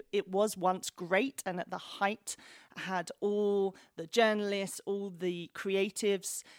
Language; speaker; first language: English; native; English